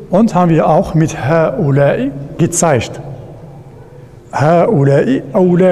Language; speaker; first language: German; non-native, learner; Arabic